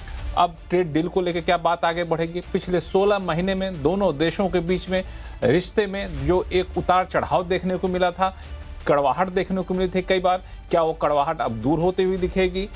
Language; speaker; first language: Hindi; native; Hindi